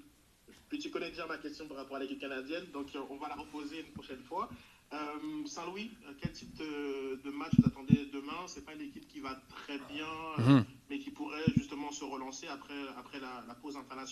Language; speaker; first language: French; native; French